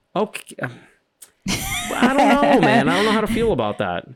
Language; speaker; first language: English; native; English